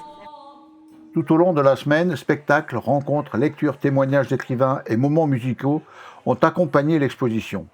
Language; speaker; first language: French; native; French